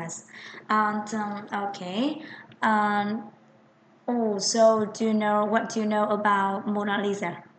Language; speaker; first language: English; non-native, fluent; Vietnamese